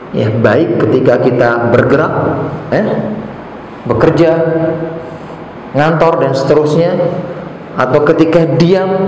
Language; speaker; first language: Indonesian; native; Indonesian